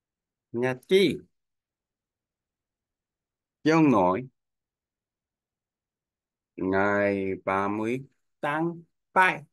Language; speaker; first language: Vietnamese; non-native, learner; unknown